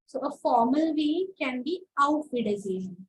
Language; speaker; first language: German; non-native, fluent; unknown